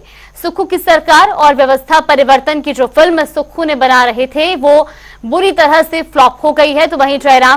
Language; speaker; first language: Hindi; native; Hindi